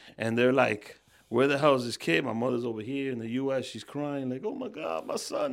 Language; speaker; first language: English; early bilingual, other home language; Spanish